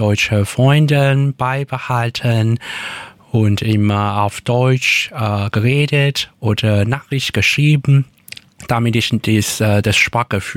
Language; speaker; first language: German; non-native, learner; Chinese